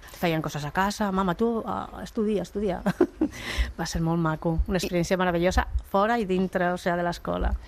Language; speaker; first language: Catalan; non-native, local second language; Spanish